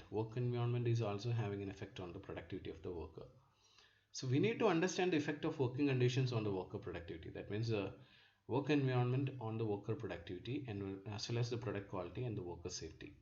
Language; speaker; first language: English; non-native, local second language; Malayalam